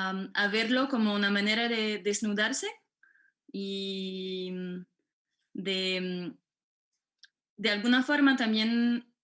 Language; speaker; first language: Spanish; non-native, fluent; French